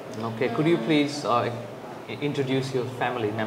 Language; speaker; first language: English; non-native, fluent; Bangla